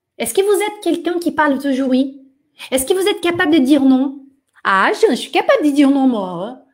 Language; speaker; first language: French; non-native, fluent; Portuguese